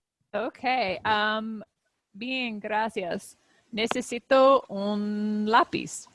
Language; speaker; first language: Spanish; non-native, learner; English